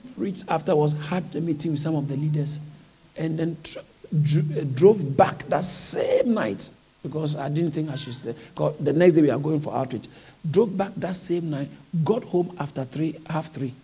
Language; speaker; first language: English; non-native, local second language; Akan